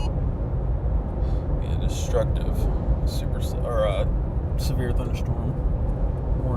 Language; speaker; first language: English; native; English